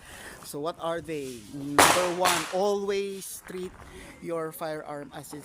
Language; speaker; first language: English; non-native, local second language; Filipino